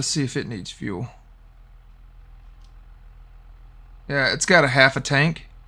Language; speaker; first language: English; native; English